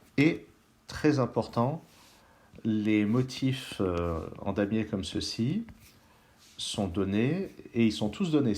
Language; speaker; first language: French; native; French